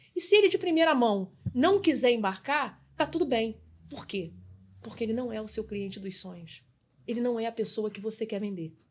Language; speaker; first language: Portuguese; native; Portuguese